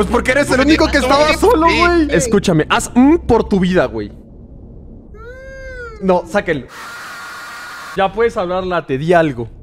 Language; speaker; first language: Spanish; native; Spanish